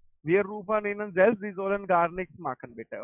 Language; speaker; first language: German; non-native, learner; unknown